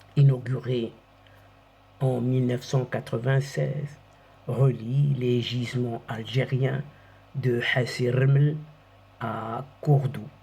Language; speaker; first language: French; non-native, local second language; Arabic